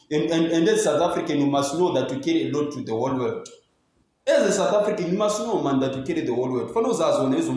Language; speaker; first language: English; non-native, local second language; Zulu